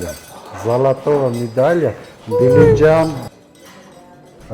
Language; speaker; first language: Russian; non-native, local second language; Armenian